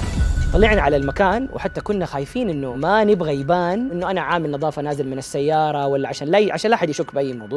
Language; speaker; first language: Arabic; native; Arabic